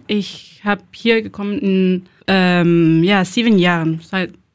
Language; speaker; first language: German; non-native, learner; Spanish